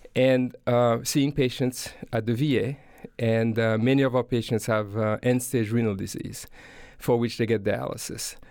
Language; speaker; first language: English; non-native, fluent; Haitian Creole